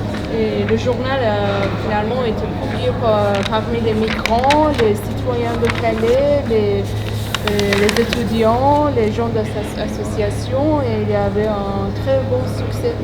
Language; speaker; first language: French; non-native, fluent; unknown